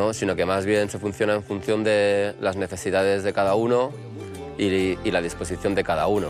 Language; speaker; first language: Spanish; native; Spanish